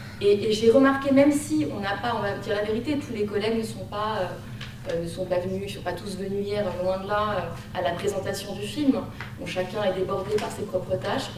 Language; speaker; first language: French; native; French